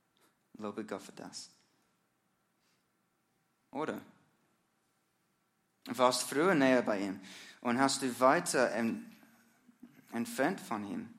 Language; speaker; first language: German; non-native, learner; English